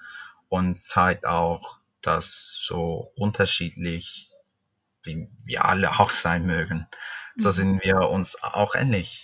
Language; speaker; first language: German; non-native, fluent; Spanish